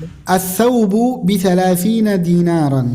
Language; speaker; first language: Arabic; non-native, fluent; Indonesian